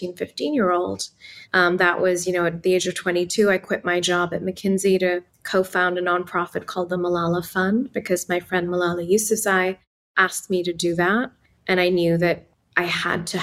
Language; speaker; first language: English; non-native, local second language; Urdu